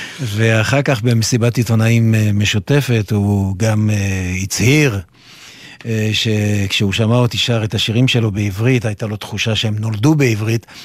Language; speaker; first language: Hebrew; non-native, fluent; French